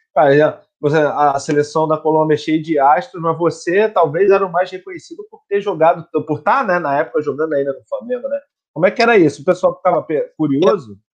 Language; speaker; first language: Portuguese; native; Portuguese